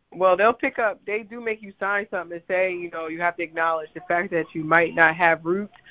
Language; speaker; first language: English; early bilingual, other home language; Krio